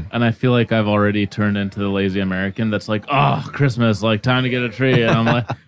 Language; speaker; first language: English; early bilingual, other home language; Arabic